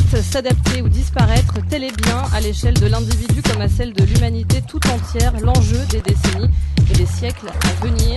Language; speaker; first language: French; native; French